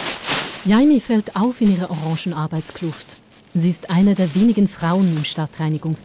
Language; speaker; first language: German; native; German